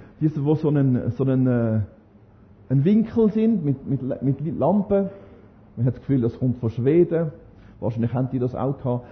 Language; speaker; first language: German; non-native, fluent; Norwegian